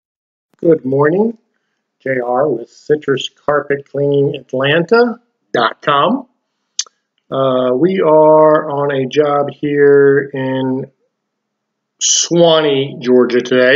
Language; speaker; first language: English; native; English